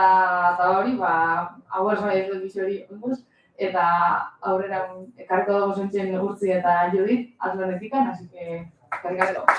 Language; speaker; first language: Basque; native; Basque